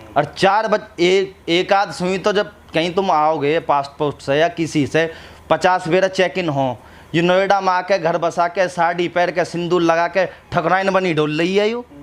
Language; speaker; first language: Hindi; native; Hindi